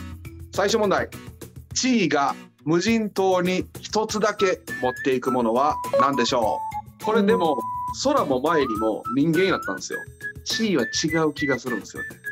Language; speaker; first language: Japanese; native; Japanese